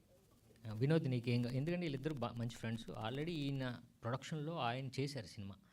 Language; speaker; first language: Telugu; native; Telugu